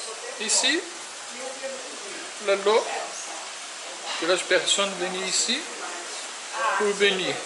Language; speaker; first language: French; non-native, learner; Portuguese